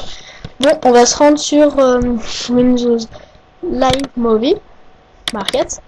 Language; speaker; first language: French; native; French